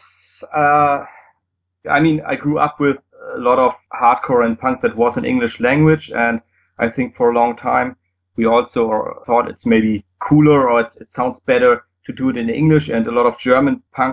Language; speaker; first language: English; non-native, fluent; German